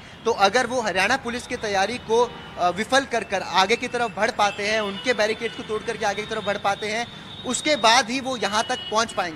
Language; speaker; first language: Hindi; native; Hindi